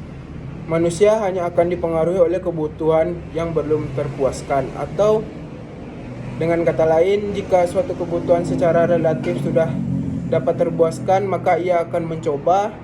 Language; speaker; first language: Indonesian; native; Indonesian